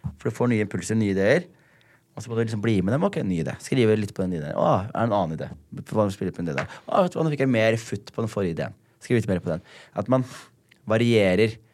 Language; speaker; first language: Norwegian; early bilingual, other home language; Somali